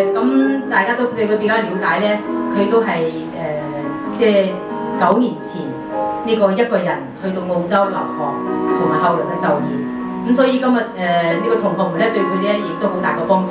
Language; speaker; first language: Cantonese; native; Cantonese